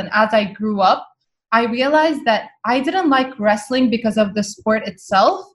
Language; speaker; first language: English; non-native, fluent; Arabic